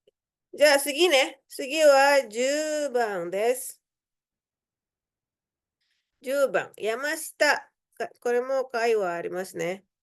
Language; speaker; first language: Japanese; non-native, fluent; Indonesian